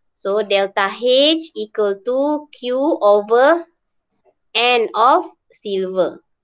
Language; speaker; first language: English; non-native, local second language; Malay